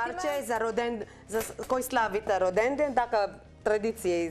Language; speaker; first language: Macedonian; non-native, learner; Filipino